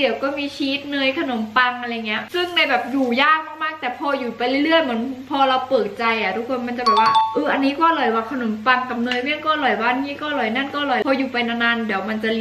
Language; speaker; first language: Thai; native; Thai